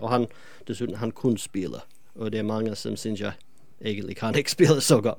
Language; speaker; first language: Danish; non-native, fluent; English